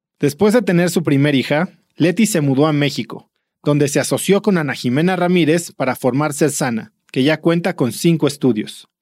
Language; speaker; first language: Spanish; native; Spanish